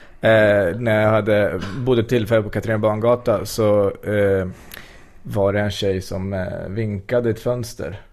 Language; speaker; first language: Swedish; native; Swedish